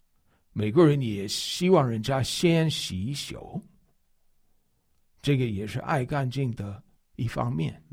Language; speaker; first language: Chinese; non-native, fluent; English